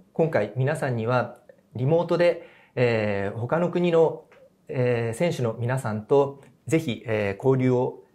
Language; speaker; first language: Japanese; native; Japanese